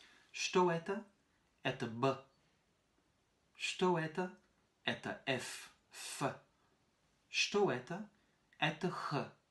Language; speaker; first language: Russian; non-native, fluent; French